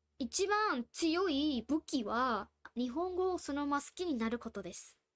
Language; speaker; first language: Japanese; non-native, fluent; Burmese